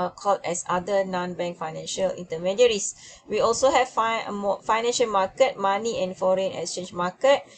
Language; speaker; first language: English; non-native, local second language; Malay